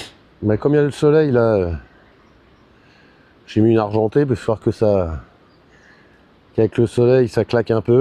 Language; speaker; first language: French; native; French